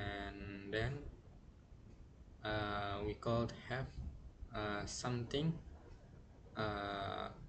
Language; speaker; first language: English; non-native, learner; Indonesian